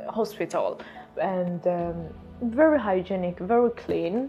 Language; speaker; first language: English; non-native, fluent; Swedish